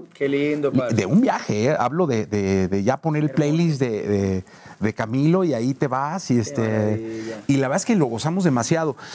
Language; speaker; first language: Spanish; native; Spanish